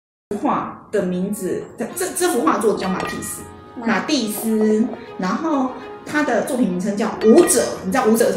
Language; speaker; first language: Chinese; native; Chinese